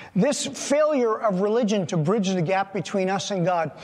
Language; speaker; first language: English; native; English